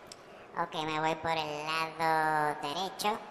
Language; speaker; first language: Spanish; native; Spanish